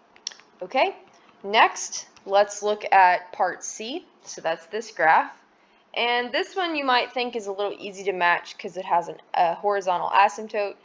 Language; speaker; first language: English; native; English